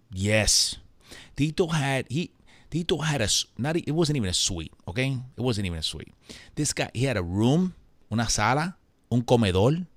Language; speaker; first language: English; early bilingual, other home language; Spanish